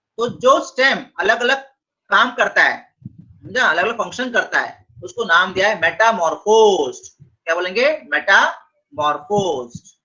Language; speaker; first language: Hindi; non-native, local second language; Marathi